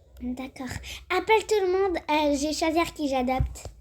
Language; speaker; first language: French; native; French